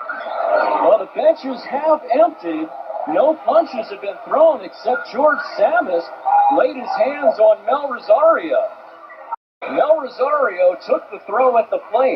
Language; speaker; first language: English; native; English